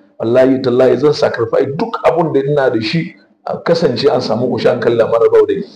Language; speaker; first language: Hausa; non-native, local second language; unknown